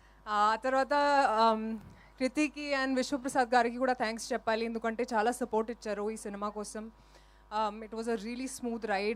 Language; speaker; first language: Telugu; non-native, fluent; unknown